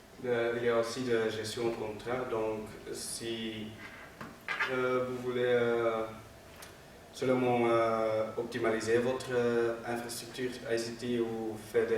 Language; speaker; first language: French; non-native, learner; Dutch